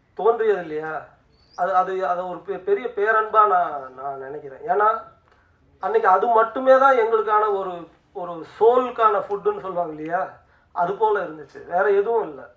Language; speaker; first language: Tamil; native; Tamil